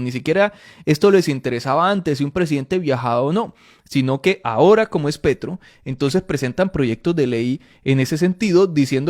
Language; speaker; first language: Spanish; native; Spanish